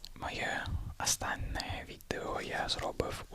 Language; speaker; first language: Ukrainian; non-native, learner; Russian